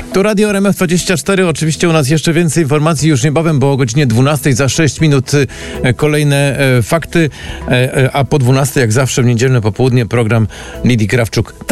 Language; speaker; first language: Polish; native; Polish